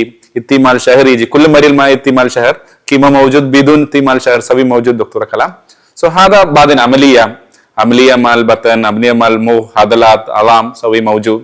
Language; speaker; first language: Arabic; non-native, learner; Malayalam